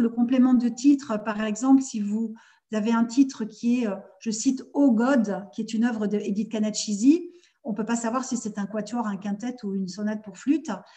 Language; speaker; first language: French; native; French